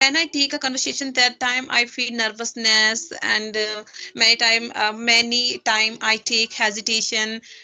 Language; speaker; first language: English; non-native, learner; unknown